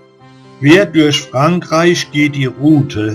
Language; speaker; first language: German; native; German